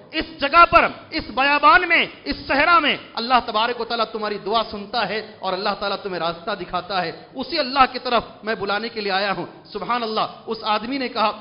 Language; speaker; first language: Urdu; native; Urdu